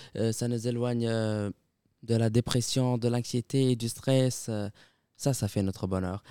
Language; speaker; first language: French; native; French